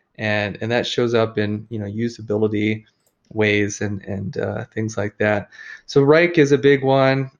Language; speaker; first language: English; native; English